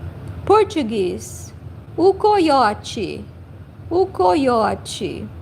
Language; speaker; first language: Portuguese; non-native, fluent; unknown